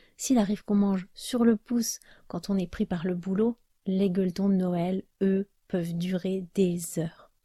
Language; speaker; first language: French; native; French